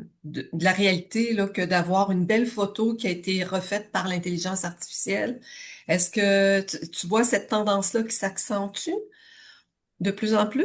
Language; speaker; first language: French; native; French